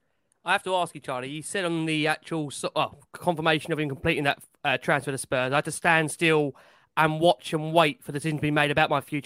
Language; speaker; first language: English; native; English